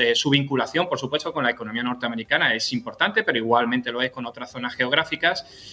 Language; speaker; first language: Spanish; native; Spanish